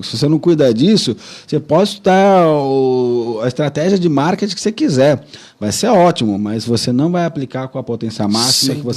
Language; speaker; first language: Portuguese; native; Portuguese